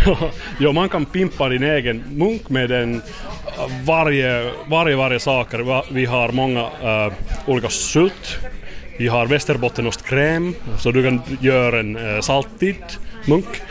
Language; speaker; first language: Swedish; non-native, local second language; Finnish